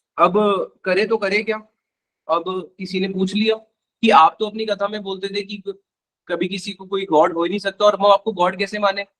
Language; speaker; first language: Hindi; native; Hindi